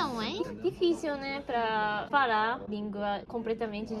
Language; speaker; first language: Portuguese; non-native, learner; Japanese